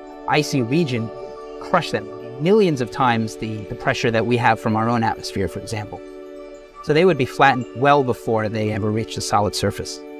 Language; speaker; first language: English; native; English